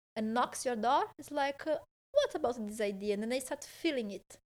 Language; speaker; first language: English; non-native, fluent; Portuguese